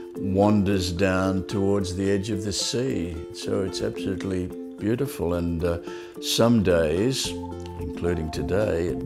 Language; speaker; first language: English; native; English